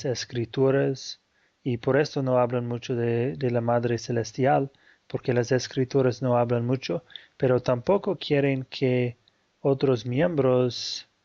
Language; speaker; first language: Spanish; non-native, fluent; Portuguese